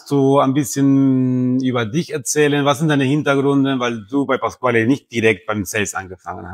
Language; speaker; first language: German; non-native, fluent; Spanish